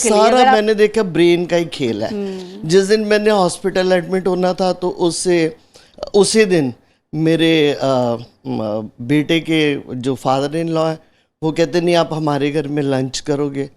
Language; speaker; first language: Hindi; native; Hindi